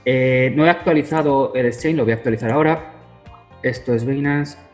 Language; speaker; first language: Spanish; native; Spanish